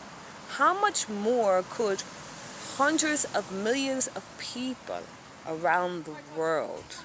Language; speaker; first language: English; native; English